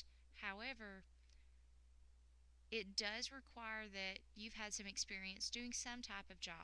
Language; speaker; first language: English; native; English